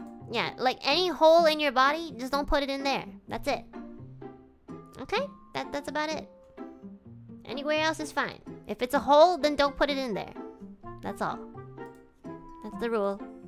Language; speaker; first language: English; native; English